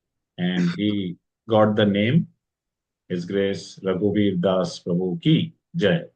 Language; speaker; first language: English; non-native, local second language; Hindi